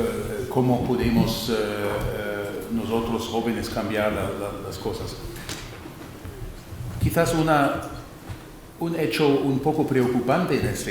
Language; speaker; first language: Spanish; non-native, fluent; German